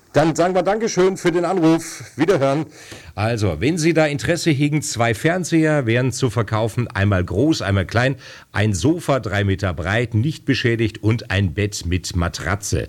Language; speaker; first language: German; native; German